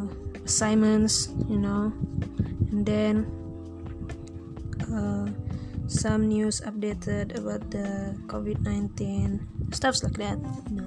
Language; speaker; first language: English; non-native, local second language; Malay